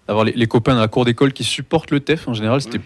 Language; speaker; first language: French; native; French